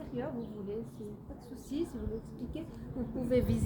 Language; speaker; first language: French; native; French